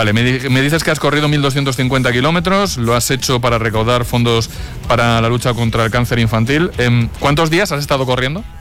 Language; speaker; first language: Spanish; native; Spanish